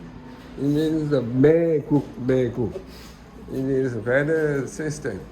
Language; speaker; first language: English; non-native, learner; Korean